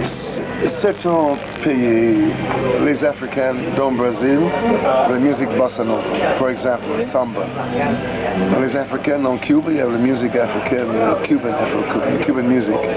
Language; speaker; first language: French; non-native, learner; English